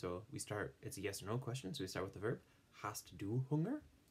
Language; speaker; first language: English; native; English